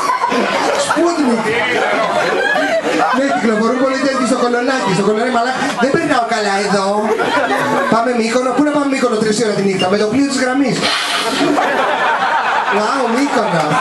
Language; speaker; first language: Greek; native; Greek